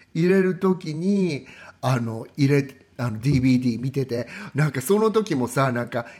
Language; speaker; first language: Japanese; native; Japanese